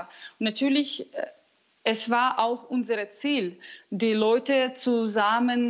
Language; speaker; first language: German; non-native, fluent; Russian